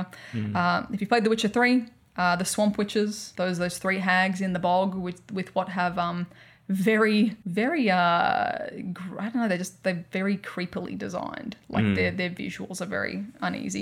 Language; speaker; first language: English; native; English